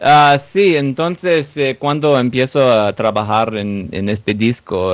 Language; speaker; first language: Spanish; non-native, learner; English